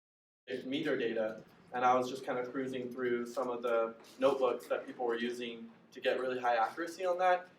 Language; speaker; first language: English; native; English